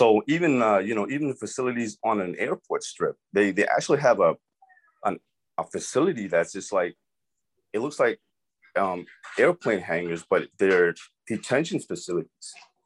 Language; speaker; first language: English; early bilingual, other home language; Khmer